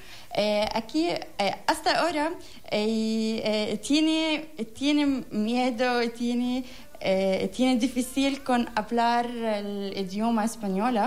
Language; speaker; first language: Spanish; non-native, learner; Arabic